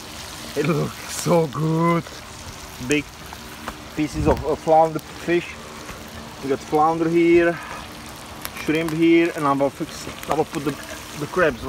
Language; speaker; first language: English; non-native, fluent; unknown